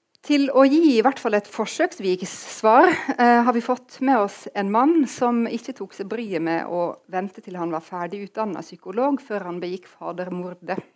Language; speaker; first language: Norwegian; native; Norwegian